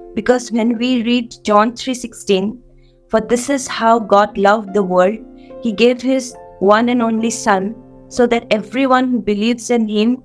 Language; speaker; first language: English; non-native, local second language; Assamese